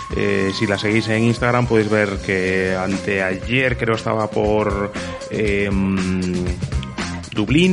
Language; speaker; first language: Spanish; native; Spanish